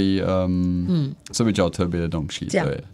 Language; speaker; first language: Chinese; non-native, learner; Czech